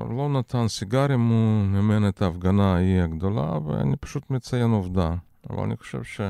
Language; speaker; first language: Hebrew; non-native, fluent; Russian